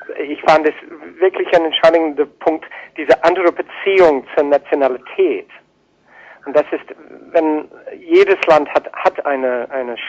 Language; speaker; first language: German; non-native, fluent; English